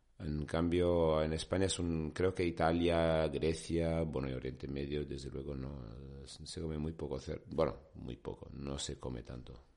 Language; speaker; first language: Spanish; non-native, fluent; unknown